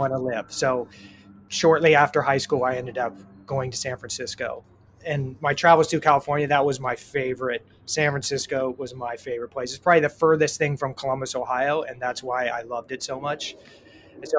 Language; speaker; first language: English; native; English